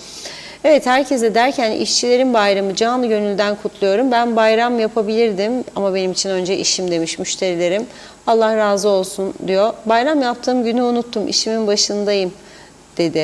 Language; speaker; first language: Turkish; native; Turkish